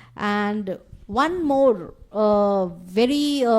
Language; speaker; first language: English; non-native, local second language; Hindi